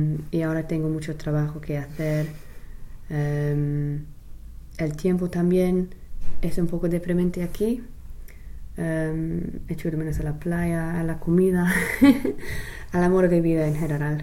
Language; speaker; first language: Spanish; non-native, fluent; English